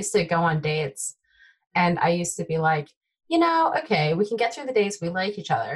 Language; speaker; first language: English; early bilingual, other home language; Min Nan Chinese